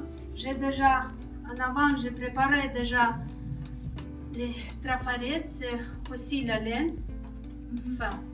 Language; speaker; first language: French; non-native, learner; Kazakh